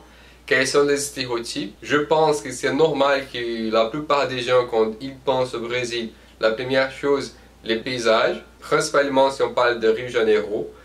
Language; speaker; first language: French; non-native, fluent; Portuguese